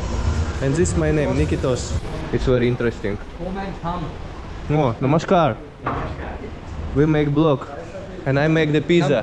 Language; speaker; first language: English; non-native, learner; Russian